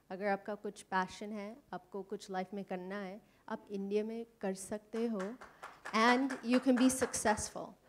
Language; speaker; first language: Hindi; non-native, learner; English